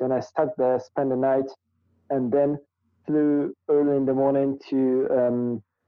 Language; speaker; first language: English; non-native, fluent; Russian